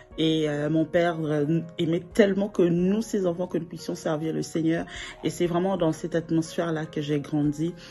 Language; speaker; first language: French; non-native, local second language; Lingala